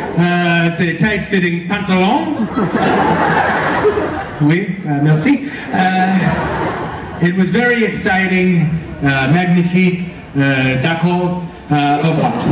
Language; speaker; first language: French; non-native, learner; English